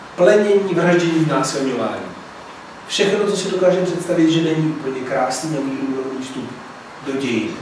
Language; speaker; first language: Czech; non-native, fluent; Italian